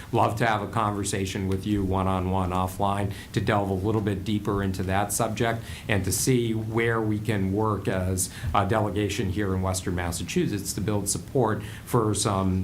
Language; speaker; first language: English; native; English